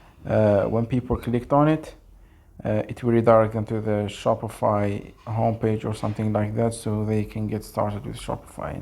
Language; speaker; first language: English; non-native, fluent; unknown